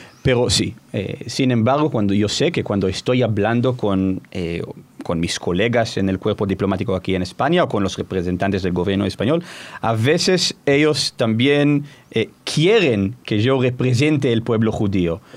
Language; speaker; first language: Spanish; non-native, fluent; Hebrew